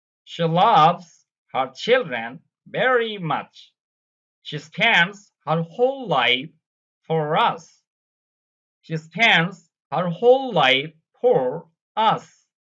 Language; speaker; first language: English; non-native, local second language; Bangla